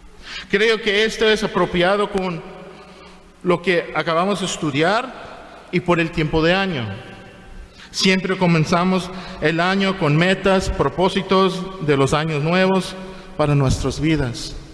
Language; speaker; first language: Spanish; non-native, fluent; English